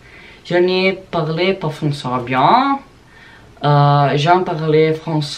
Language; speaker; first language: French; non-native, learner; Portuguese